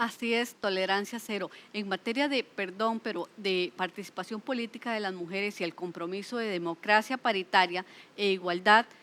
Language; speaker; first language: Spanish; native; Spanish